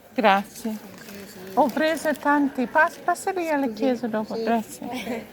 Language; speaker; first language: Italian; non-native, learner; English